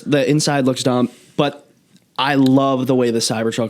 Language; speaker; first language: English; native; English